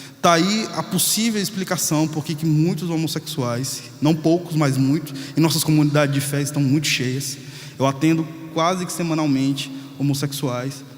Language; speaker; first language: Portuguese; native; Portuguese